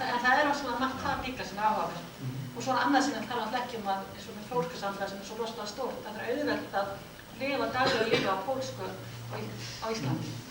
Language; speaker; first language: Icelandic; non-native, fluent; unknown